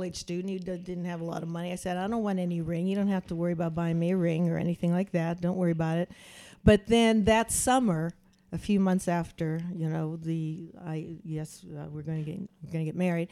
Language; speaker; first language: English; native; English